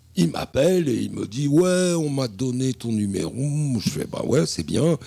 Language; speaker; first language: French; native; French